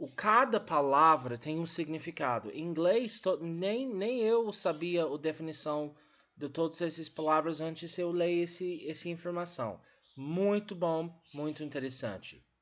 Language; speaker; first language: Portuguese; non-native, learner; English